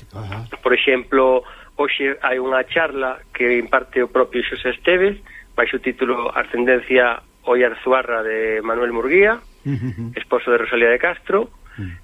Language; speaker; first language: Galician; native; Galician